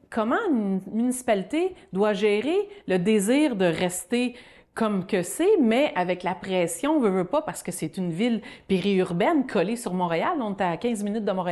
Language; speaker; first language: French; native; French